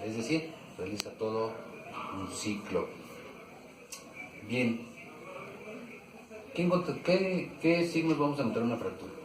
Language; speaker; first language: Spanish; native; Spanish